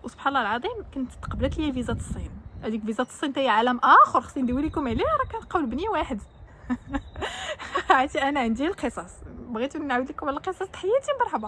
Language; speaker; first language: Arabic; native; Arabic